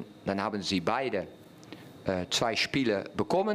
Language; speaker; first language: German; non-native, fluent; Dutch